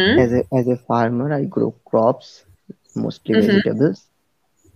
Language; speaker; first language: English; non-native, local second language; Hindi